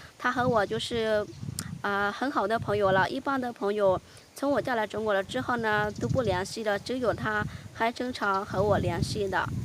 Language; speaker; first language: Chinese; non-native, fluent; Lao